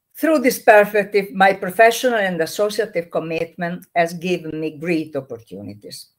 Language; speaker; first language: English; non-native, learner; Italian